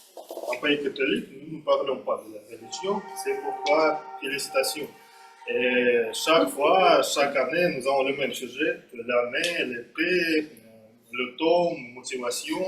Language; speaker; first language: French; non-native, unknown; Russian